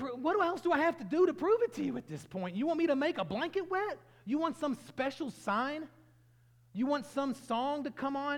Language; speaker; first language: English; native; English